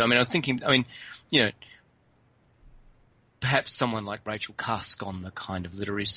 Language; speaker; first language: English; native; English